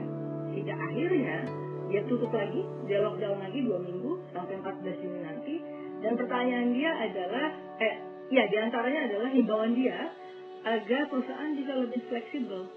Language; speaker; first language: Indonesian; native; Indonesian